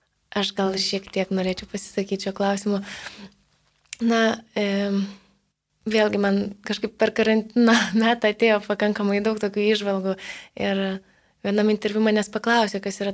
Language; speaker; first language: Lithuanian; native; Lithuanian